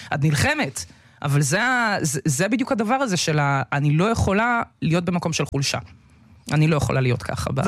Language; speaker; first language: Hebrew; early bilingual, other home language; Russian